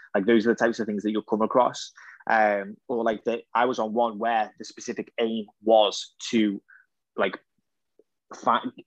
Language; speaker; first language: English; native; English